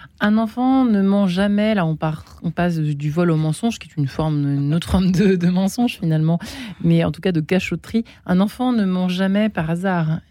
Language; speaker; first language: French; native; French